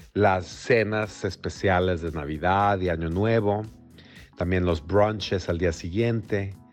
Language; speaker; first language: Spanish; native; Spanish